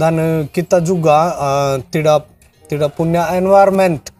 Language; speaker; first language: Indonesian; non-native, learner; Hindi